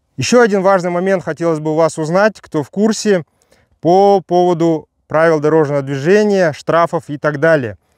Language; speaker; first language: Russian; native; Russian